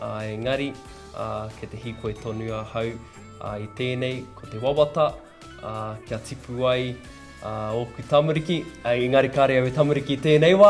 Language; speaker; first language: Māori; non-native, local second language; English